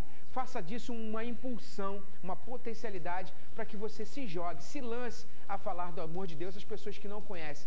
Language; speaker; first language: Portuguese; native; Portuguese